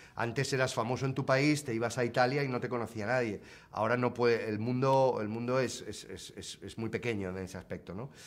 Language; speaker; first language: Spanish; native; Spanish